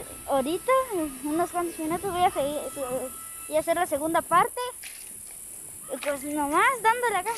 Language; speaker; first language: Spanish; native; Spanish